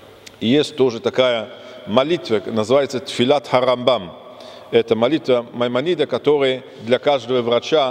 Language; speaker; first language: Russian; non-native, fluent; German